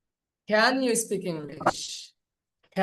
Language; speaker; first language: English; non-native, fluent; Bangla